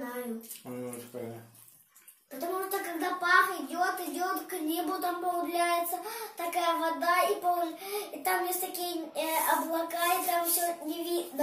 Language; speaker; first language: Russian; early bilingual, other home language; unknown